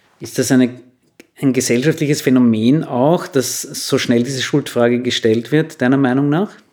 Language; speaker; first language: German; native; German